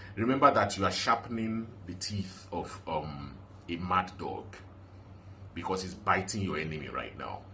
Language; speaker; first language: English; non-native, local second language; Yoruba